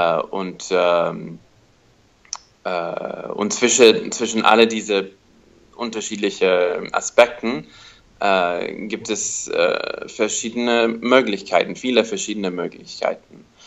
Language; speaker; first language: German; non-native, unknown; English